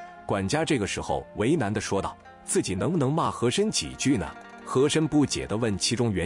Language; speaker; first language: Chinese; native; Chinese